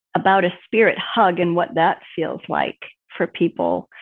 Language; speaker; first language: English; native; English